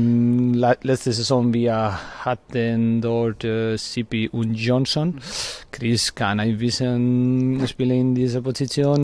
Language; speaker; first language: German; non-native, learner; Spanish